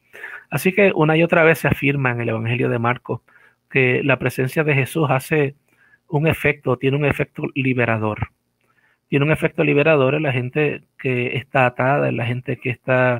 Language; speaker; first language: Spanish; native; Spanish